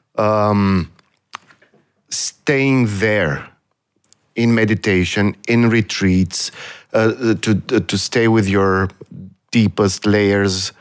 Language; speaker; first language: English; non-native, fluent; Romanian